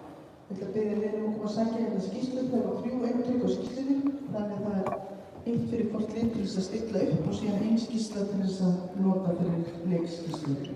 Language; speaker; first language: Icelandic; native; Icelandic